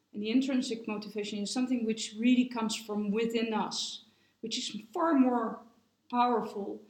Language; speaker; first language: English; non-native, fluent; Dutch